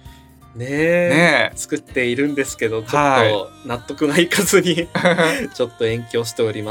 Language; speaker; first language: Japanese; native; Japanese